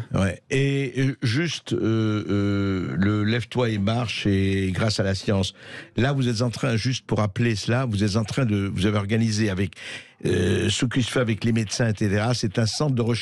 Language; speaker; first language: French; native; French